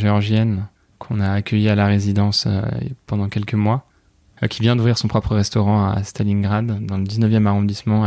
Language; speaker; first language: French; native; French